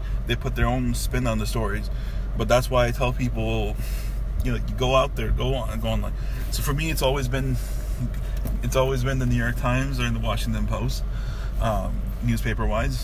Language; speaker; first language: English; early bilingual, other home language; Urdu